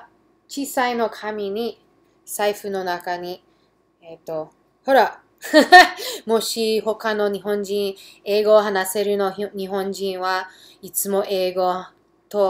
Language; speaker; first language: Japanese; early bilingual, heritage; English